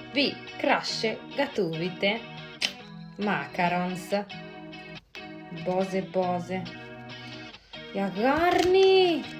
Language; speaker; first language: Ukrainian; non-native, learner; Italian